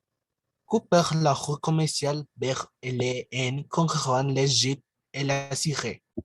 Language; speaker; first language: French; non-native, learner; Spanish